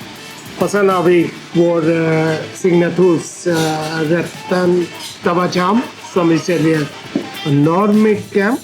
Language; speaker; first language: Swedish; non-native, fluent; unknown